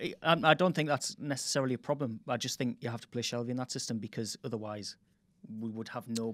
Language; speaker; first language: English; native; English